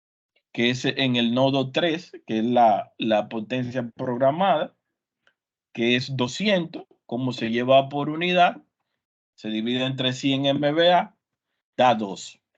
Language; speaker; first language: Spanish; native; Spanish